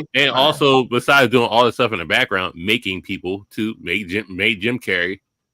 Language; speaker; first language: English; native; English